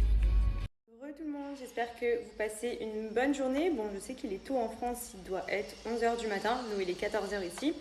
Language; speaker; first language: French; native; French